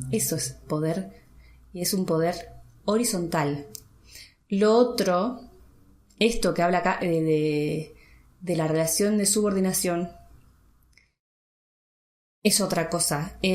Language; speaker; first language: Spanish; native; Spanish